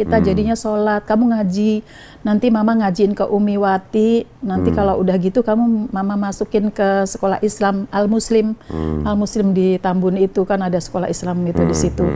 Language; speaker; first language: Indonesian; non-native, local second language; Javanese